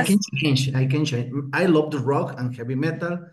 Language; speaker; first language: English; non-native, learner; Spanish